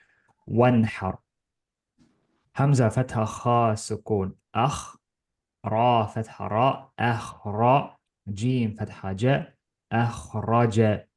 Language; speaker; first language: Arabic; non-native, fluent; Estonian